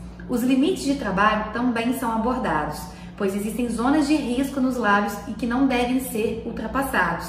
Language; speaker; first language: Portuguese; native; Portuguese